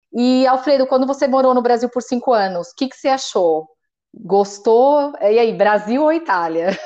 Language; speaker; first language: Portuguese; native; Portuguese